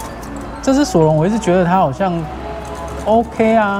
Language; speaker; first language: Chinese; native; Chinese